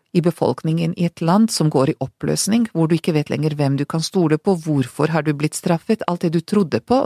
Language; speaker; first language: Norwegian; non-native, fluent; Hungarian